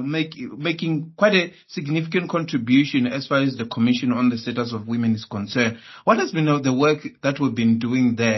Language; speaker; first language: English; non-native, local second language; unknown